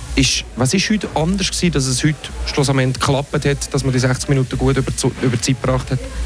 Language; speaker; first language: German; native; German